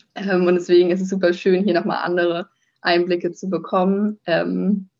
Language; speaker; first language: German; native; German